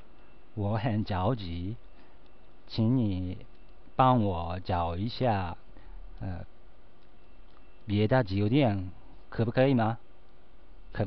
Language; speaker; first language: Chinese; non-native, learner; Japanese